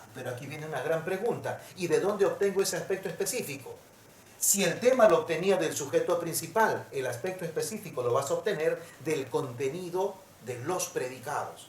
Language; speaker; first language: Spanish; native; Spanish